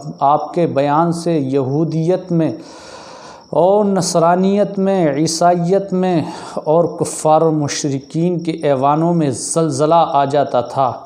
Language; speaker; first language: Urdu; native; Urdu